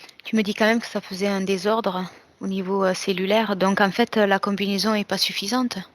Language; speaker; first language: French; native; French